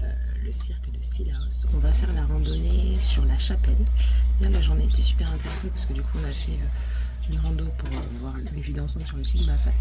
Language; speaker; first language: French; native; French